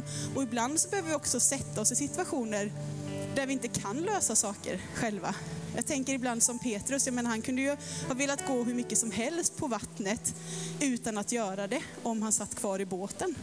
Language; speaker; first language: Swedish; native; Swedish